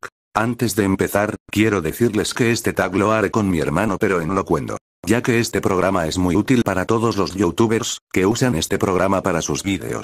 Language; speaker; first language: Spanish; native; Spanish